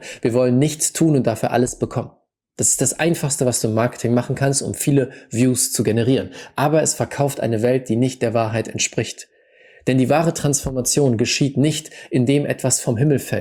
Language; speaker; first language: German; native; German